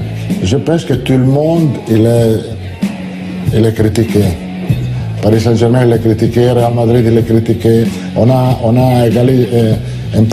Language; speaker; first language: French; non-native, learner; Italian